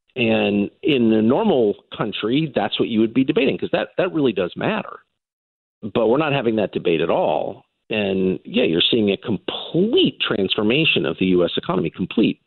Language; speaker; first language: English; native; English